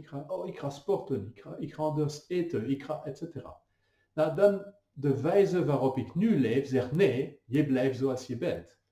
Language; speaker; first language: Dutch; non-native, fluent; French